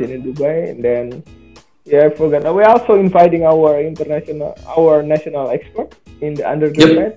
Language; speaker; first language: English; non-native, learner; Indonesian